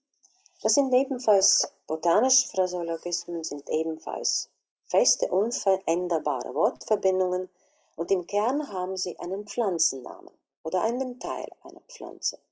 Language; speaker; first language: German; non-native, fluent; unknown